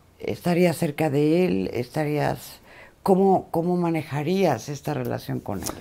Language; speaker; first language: Spanish; native; Spanish